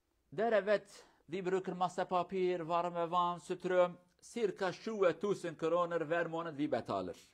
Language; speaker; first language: Norwegian; non-native, local second language; Kurdish